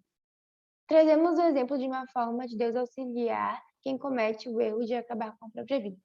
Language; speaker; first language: Portuguese; native; Portuguese